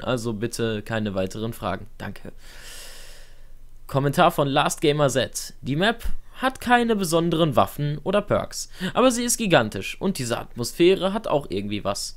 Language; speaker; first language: German; native; German